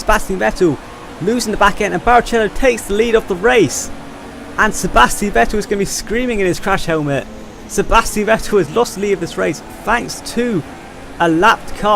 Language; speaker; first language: English; native; English